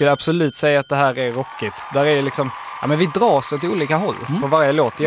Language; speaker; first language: Swedish; native; Swedish